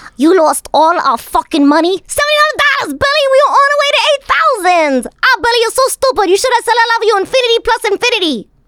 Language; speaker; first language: English; native; English